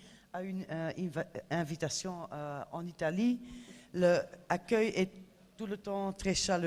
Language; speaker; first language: French; non-native, fluent; Dutch